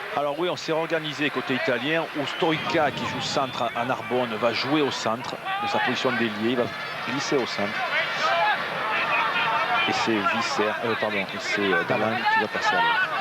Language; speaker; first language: French; native; French